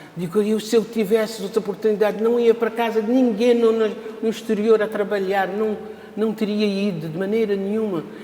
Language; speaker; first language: Portuguese; non-native, local second language; Kabuverdianu